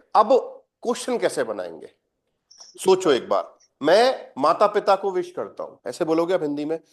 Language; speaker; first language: Hindi; native; Hindi